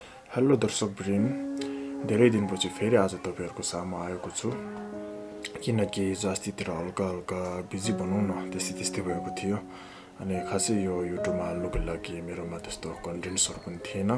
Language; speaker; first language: Nepali; non-native, local second language; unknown